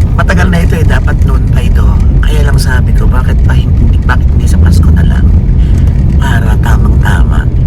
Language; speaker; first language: Filipino; native; Filipino